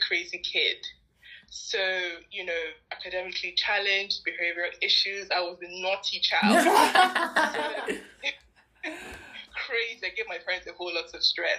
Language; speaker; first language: English; non-native, local second language; Yoruba